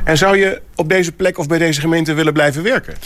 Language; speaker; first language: Dutch; native; Dutch